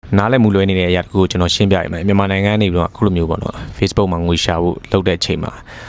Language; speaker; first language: Burmese; non-native, local second language; Shan